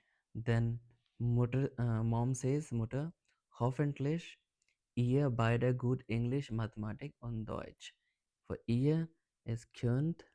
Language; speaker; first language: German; non-native, learner; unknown